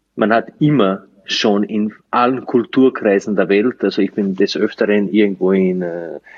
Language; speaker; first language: German; non-native, fluent; Slovenian